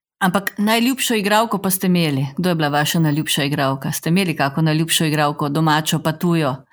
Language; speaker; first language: Slovenian; native; Slovenian